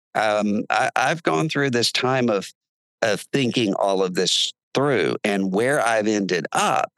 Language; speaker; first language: English; native; English